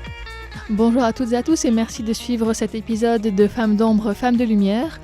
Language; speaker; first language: French; native; French